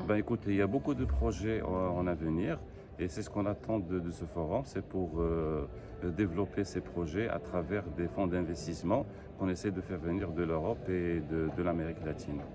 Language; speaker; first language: French; non-native, local second language; Arabic